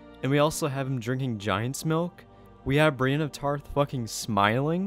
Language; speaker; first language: English; native; English